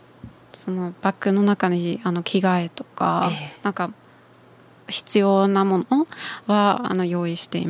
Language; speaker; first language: Japanese; non-native, fluent; German